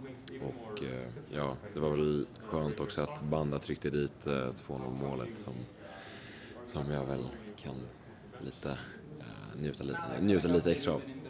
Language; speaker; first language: Swedish; native; Swedish